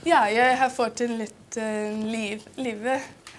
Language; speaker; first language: Norwegian; non-native, fluent; English